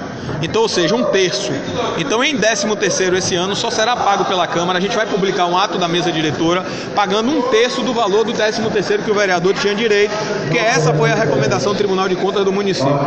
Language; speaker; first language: Portuguese; native; Portuguese